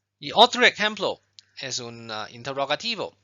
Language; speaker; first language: Spanish; non-native, fluent; Chinese